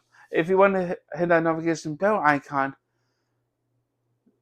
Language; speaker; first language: English; native; English